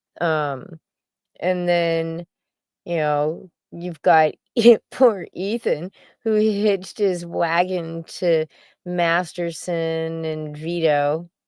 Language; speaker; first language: English; native; English